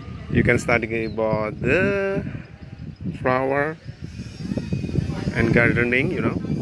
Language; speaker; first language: English; non-native, learner; Indonesian